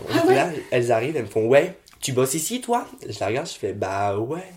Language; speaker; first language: French; native; French